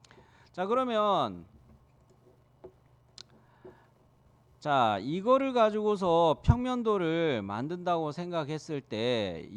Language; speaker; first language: Korean; native; Korean